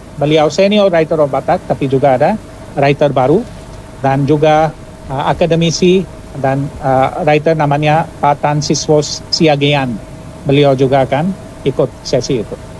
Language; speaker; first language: Indonesian; non-native, fluent; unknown